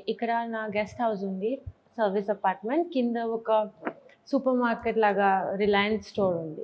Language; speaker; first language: Telugu; non-native, fluent; Bangla